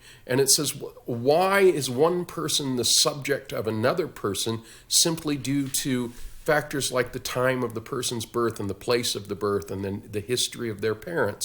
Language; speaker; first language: English; native; English